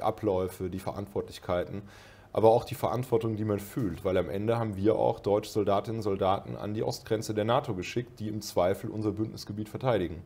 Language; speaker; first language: German; native; German